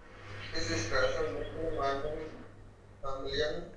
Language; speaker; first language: German; non-native, learner; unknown